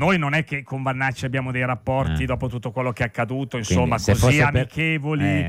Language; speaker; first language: Italian; native; Italian